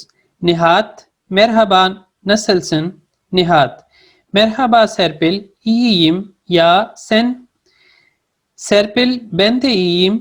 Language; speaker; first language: Turkish; non-native, fluent; Urdu